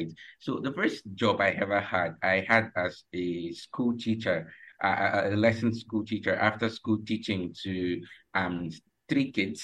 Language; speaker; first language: English; non-native, local second language; Ibibio